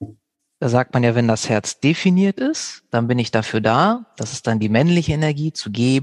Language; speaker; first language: German; native; German